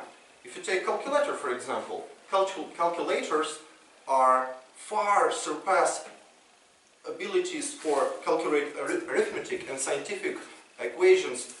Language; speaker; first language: English; non-native, fluent; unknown